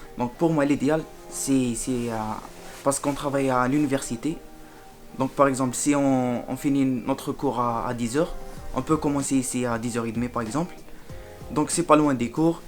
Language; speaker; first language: French; non-native, local second language; Arabic